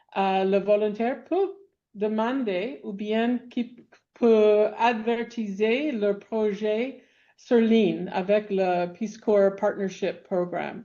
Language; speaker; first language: French; non-native, fluent; English